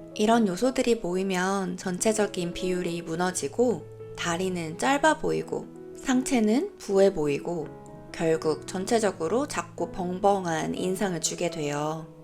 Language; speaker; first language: Korean; native; Korean